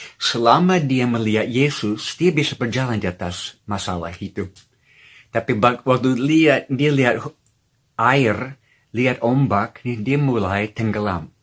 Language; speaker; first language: Indonesian; non-native, fluent; English